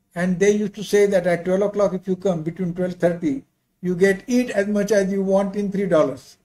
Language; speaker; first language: English; non-native, local second language; Marathi